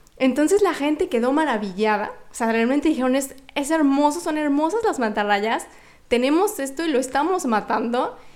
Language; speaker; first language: Spanish; native; Spanish